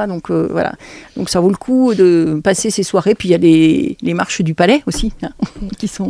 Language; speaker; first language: French; native; French